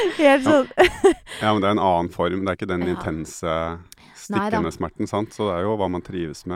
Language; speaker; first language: Norwegian; native; Norwegian